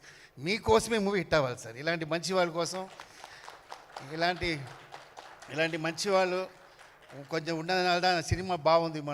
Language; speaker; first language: Telugu; non-native, fluent; Tamil